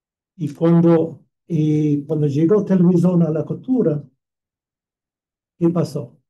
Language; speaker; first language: Spanish; non-native, fluent; English